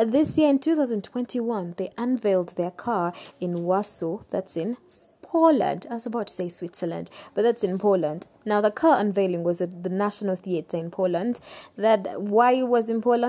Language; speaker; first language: English; non-native, local second language; Ganda